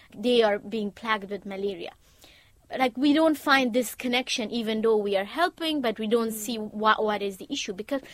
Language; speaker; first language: English; non-native, fluent; Persian